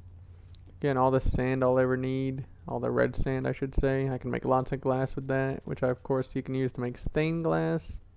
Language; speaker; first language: English; native; English